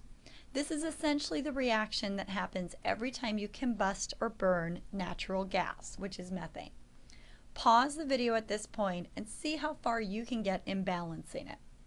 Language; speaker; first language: English; native; English